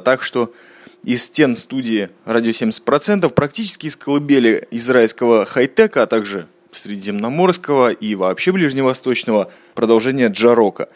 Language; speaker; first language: Russian; native; Russian